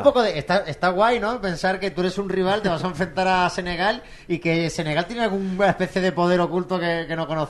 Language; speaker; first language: Spanish; native; Spanish